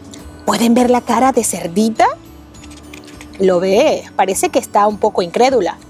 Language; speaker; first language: Spanish; native; Spanish